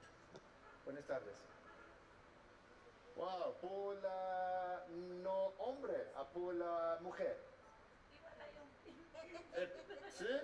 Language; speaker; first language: Spanish; non-native, learner; English